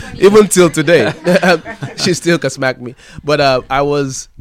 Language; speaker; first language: English; non-native, local second language; Yoruba